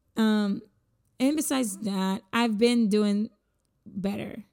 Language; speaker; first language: English; non-native, fluent; Spanish